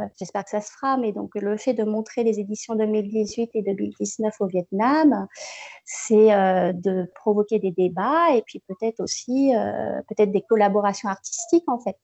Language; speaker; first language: French; native; French